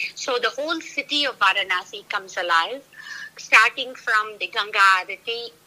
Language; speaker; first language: English; non-native, local second language; Tamil